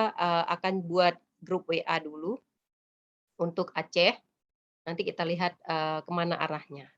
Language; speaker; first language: Indonesian; native; Indonesian